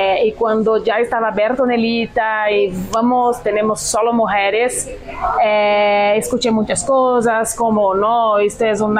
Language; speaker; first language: Spanish; non-native, fluent; Portuguese